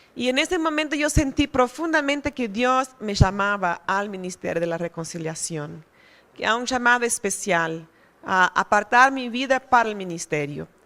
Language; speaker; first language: Spanish; non-native, fluent; Portuguese